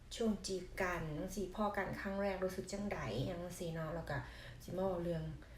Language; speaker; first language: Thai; non-native, local second language; Northeastern Thai